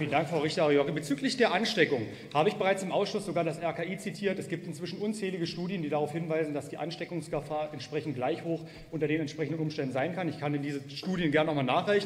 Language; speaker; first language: German; native; German